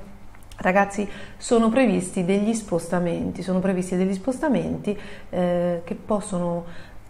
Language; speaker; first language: Italian; native; Italian